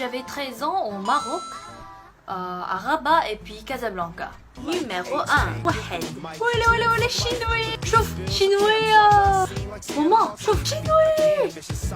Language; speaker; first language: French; non-native, fluent; Korean